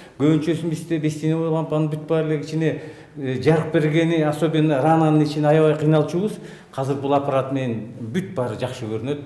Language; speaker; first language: Kyrgyz; native; Kyrgyz